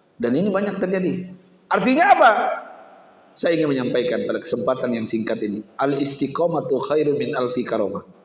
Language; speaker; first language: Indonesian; native; Indonesian